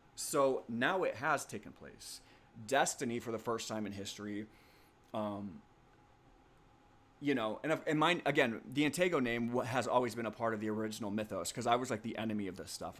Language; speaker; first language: English; native; English